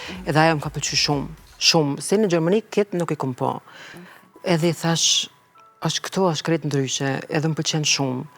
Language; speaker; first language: Albanian; non-native, fluent; German